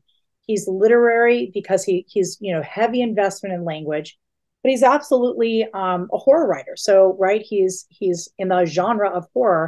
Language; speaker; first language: English; native; English